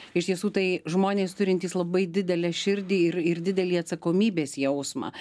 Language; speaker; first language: Lithuanian; native; Lithuanian